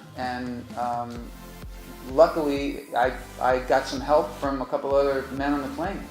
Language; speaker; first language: English; native; English